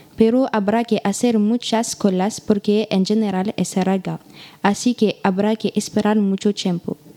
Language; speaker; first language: Spanish; non-native, learner; French